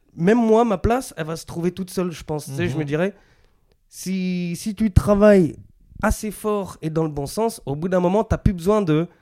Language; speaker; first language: French; native; French